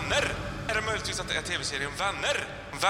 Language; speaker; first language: Swedish; native; Swedish